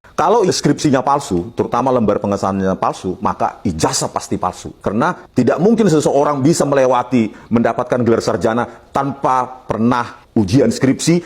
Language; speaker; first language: Indonesian; native; Indonesian